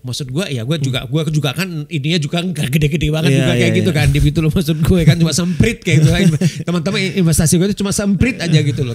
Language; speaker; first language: Indonesian; native; Indonesian